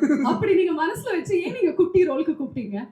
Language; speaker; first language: Tamil; native; Tamil